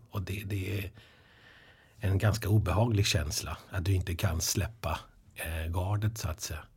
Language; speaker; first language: Swedish; early bilingual, other home language; Persian